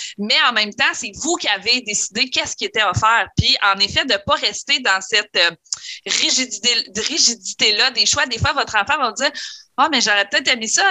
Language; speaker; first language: French; native; French